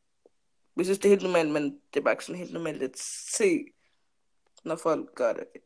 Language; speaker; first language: Danish; early bilingual, other home language; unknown